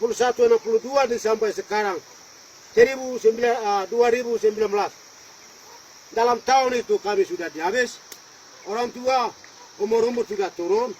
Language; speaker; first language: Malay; non-native, local second language; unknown